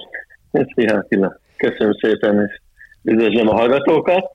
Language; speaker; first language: Hungarian; early bilingual, heritage; Hungarian